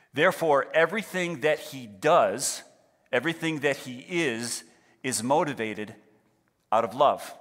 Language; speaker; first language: English; native; English